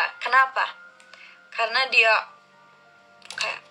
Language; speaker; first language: Indonesian; non-native, learner; Turkish